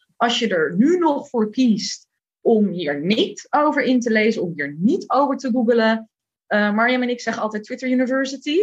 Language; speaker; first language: Dutch; early bilingual, other home language; Turkish